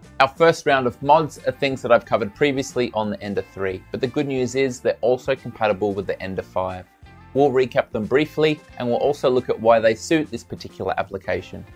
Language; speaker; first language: English; native; English